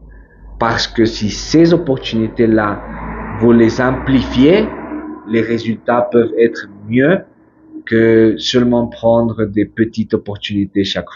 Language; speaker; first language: French; non-native, fluent; Spanish